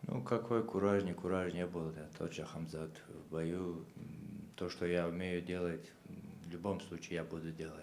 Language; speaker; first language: Russian; non-native, local second language; Chechen